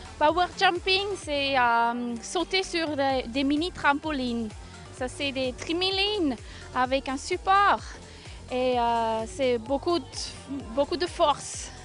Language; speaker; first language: French; non-native, local second language; German